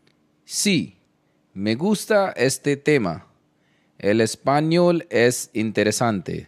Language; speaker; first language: Spanish; non-native, learner; Hindi